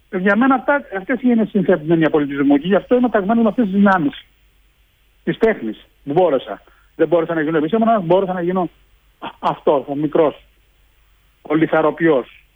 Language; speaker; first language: Greek; early bilingual, heritage; Greek